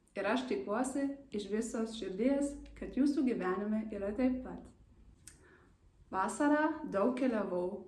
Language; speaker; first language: Lithuanian; non-native, learner; German